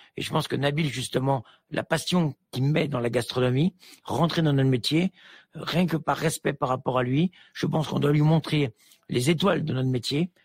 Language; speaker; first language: French; native; French